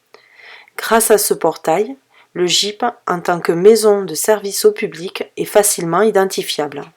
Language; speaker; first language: French; native; French